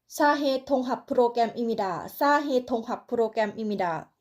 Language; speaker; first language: Korean; non-native, learner; Thai